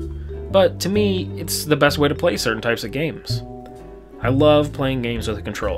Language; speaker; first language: English; native; English